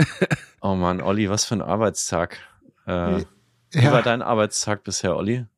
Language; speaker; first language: German; native; German